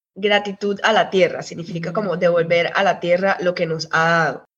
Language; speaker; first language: Spanish; native; Spanish